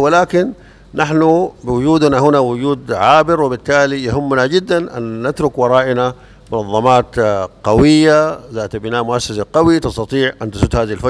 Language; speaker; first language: Arabic; native; Arabic